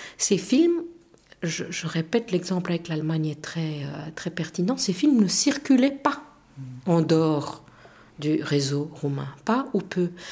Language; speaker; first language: French; non-native, fluent; Romanian